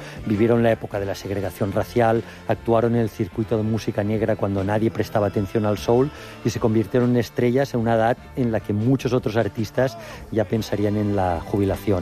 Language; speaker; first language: Spanish; native; Spanish